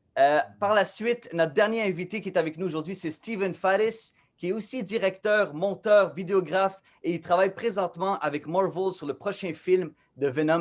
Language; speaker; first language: French; native; French